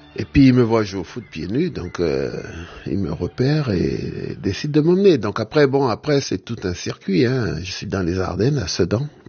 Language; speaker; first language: French; native; French